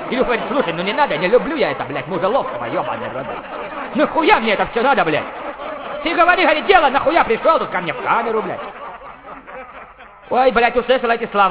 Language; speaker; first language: Russian; native; Russian